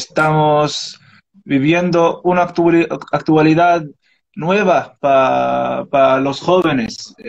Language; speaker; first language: Spanish; non-native, learner; Arabic